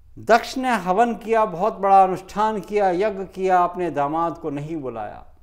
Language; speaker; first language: Hindi; native; Hindi